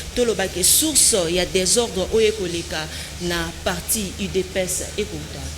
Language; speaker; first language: Lingala; native; Lingala